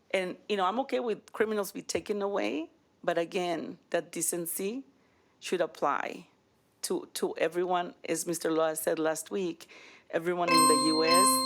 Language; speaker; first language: English; early bilingual, other home language; Spanish